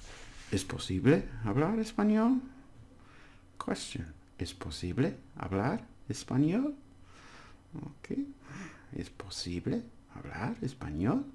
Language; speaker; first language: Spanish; non-native, learner; English